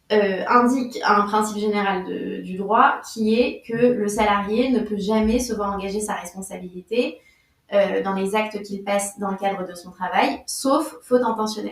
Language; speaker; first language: French; native; French